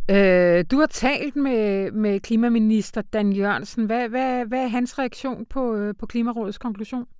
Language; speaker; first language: Danish; native; Danish